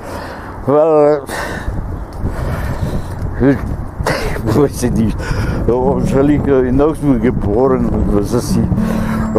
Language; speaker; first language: German; non-native, fluent; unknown